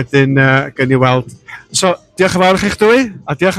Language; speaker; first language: Welsh; native; Welsh